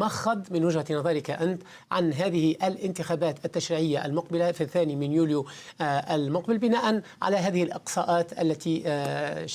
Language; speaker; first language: Arabic; native; Arabic